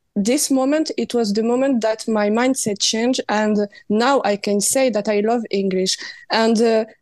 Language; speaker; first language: English; non-native, learner; French